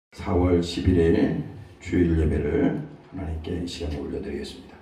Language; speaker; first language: Korean; native; Korean